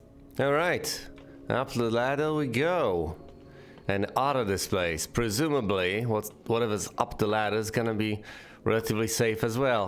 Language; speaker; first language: English; native; English